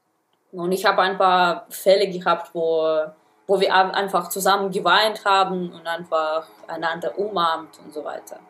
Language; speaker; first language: German; non-native, fluent; Russian